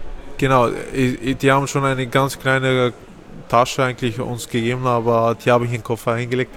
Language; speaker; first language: German; non-native, fluent; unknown